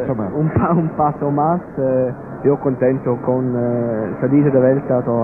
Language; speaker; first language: Spanish; non-native, learner; German